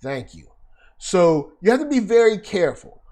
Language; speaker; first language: English; native; English